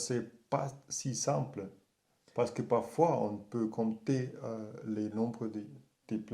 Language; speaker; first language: French; non-native, learner; German